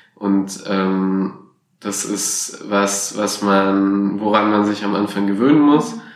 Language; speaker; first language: German; native; German